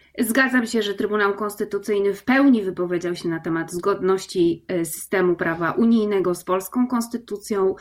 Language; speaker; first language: Polish; native; Polish